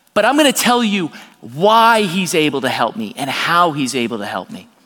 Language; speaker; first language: English; native; English